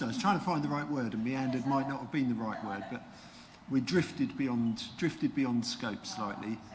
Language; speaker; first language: English; native; English